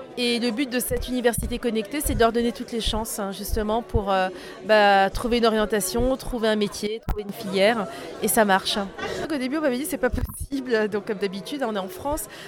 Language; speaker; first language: French; native; French